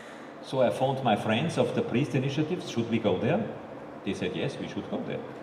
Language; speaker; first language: English; non-native, fluent; German